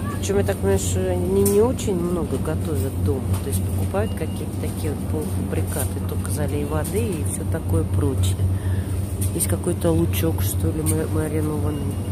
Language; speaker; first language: Russian; native; Russian